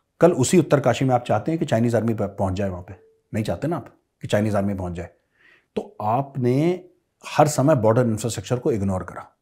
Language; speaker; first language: Hindi; native; Hindi